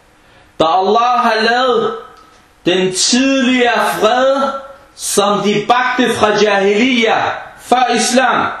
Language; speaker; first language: Danish; non-native, fluent; Arabic